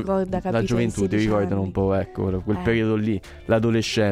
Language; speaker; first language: Italian; native; Italian